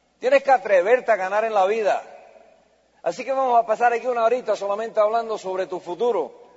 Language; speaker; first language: Spanish; early bilingual, heritage; Spanish